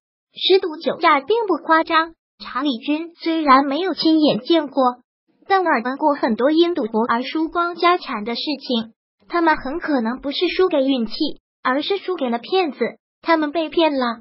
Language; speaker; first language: Chinese; native; Chinese